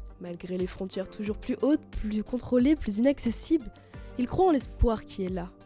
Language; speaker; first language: French; native; French